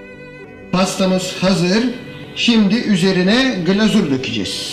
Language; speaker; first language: Turkish; native; Turkish